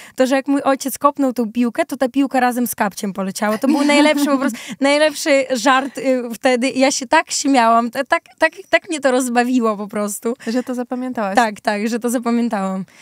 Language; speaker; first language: Polish; early bilingual, other home language; Ukrainian